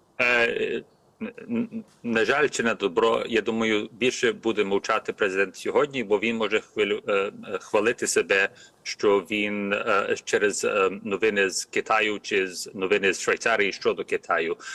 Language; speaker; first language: Ukrainian; early bilingual, heritage; Ukrainian